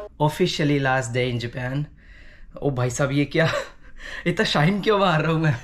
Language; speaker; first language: Hindi; native; Hindi